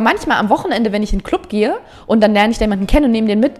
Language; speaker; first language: German; native; German